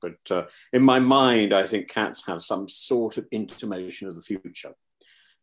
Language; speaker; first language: English; native; English